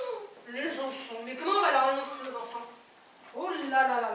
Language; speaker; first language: French; native; French